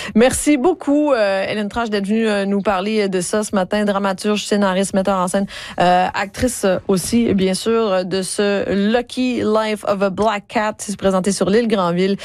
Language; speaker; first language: French; native; French